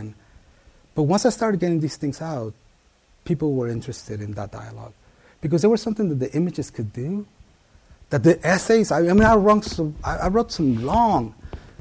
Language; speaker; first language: English; early bilingual, other home language; Spanish